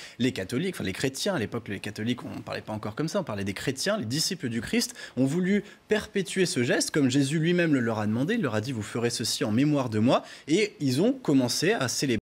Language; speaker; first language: French; native; French